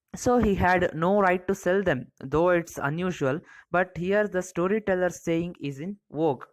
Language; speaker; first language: English; non-native, local second language; Kannada